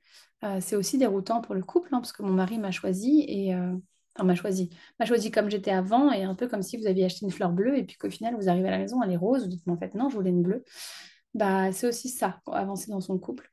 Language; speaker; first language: French; native; French